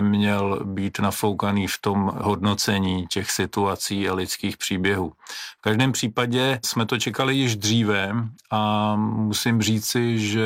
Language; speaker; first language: Czech; non-native, local second language; Ukrainian